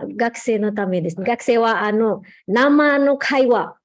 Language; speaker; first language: Japanese; non-native, fluent; Indonesian